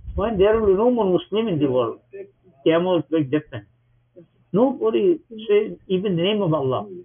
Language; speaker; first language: English; non-native, local second language; Bangla